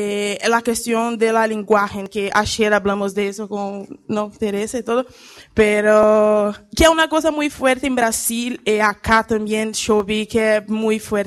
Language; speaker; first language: Spanish; non-native, learner; Portuguese